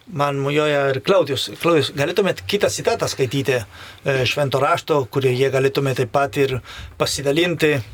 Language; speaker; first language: Lithuanian; non-native, fluent; Spanish